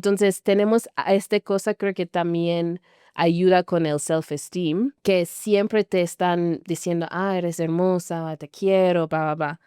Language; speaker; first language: Spanish; non-native, fluent; English